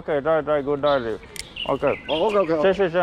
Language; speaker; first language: Chinese; non-native, fluent; English